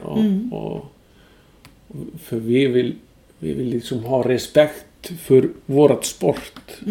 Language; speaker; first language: Swedish; non-native, fluent; Icelandic